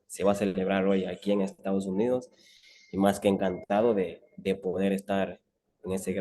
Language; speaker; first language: Spanish; native; Spanish